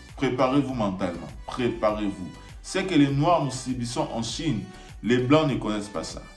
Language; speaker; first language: French; non-native, local second language; Lingala